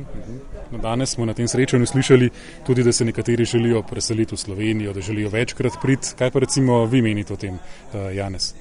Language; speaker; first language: Slovenian; native; Slovenian